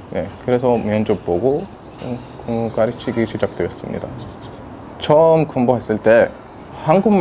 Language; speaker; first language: Korean; non-native, fluent; Arabic